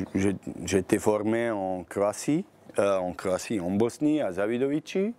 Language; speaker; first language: French; non-native, learner; Bosnian